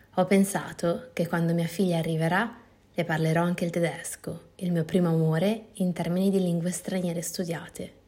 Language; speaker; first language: Italian; native; Italian